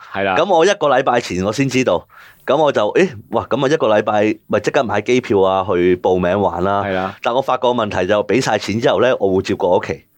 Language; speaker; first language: Cantonese; native; Cantonese